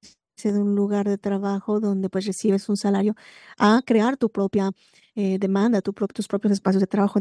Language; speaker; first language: Spanish; native; Spanish